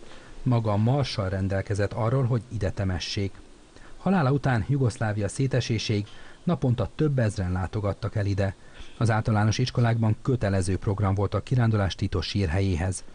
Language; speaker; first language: Hungarian; native; Hungarian